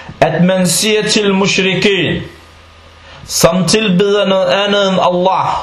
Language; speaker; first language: Danish; non-native, fluent; Arabic